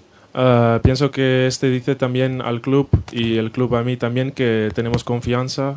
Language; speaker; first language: Spanish; non-native, learner; Dutch